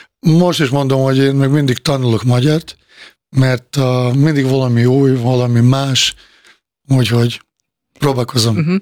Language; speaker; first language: Hungarian; non-native, fluent; Bosnian